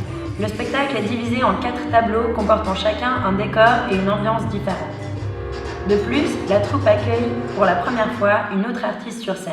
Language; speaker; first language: French; native; French